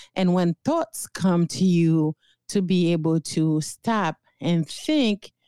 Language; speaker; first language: English; non-native, fluent; Haitian Creole